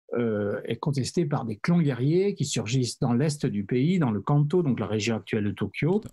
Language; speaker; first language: French; native; French